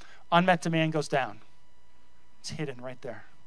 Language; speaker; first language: English; native; English